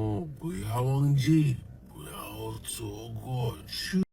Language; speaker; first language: Chinese; non-native, learner; English